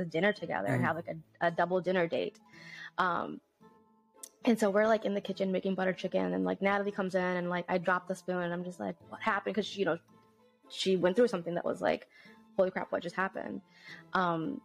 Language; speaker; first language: English; native; English